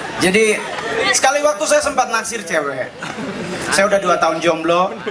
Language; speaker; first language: Indonesian; native; Indonesian